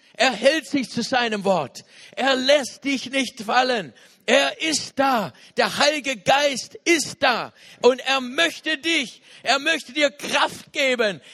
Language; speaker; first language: German; non-native, fluent; English